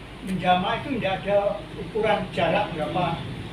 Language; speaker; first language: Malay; non-native, local second language; Javanese